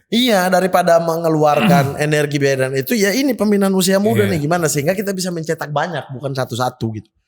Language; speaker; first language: Indonesian; native; Indonesian